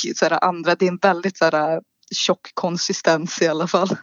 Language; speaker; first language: Swedish; native; Swedish